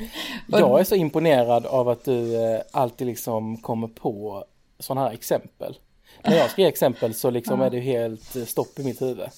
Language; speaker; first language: Swedish; native; Swedish